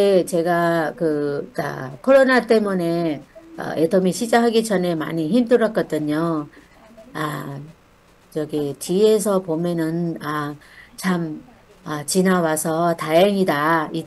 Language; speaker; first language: Korean; non-native, learner; Thai